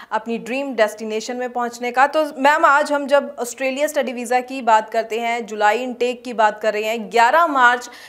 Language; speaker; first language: Hindi; non-native, local second language; Punjabi